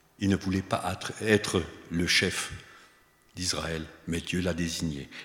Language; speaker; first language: French; native; French